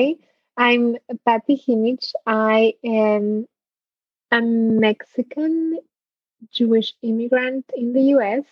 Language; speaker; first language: English; non-native, fluent; Spanish